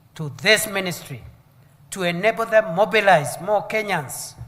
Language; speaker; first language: English; non-native, local second language; Swahili